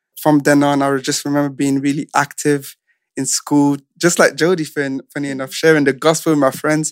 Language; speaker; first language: English; non-native, fluent; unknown